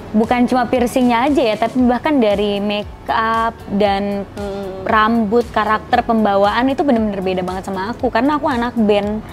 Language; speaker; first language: Indonesian; native; Indonesian